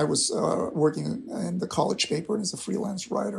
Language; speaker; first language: English; non-native, local second language; Filipino